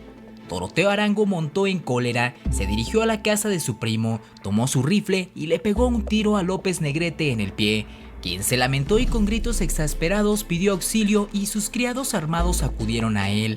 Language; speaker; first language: Spanish; native; Spanish